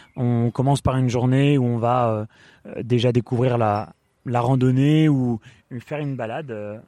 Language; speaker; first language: French; native; French